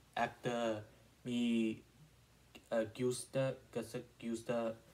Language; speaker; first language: Spanish; non-native, learner; English